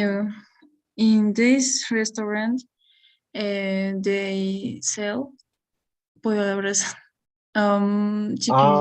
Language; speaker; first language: English; non-native, learner; Spanish